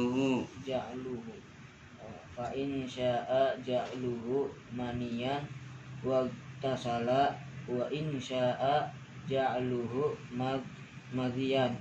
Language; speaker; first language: Arabic; non-native, learner; Indonesian